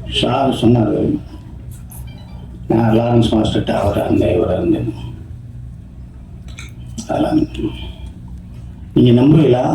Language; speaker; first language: Tamil; native; Tamil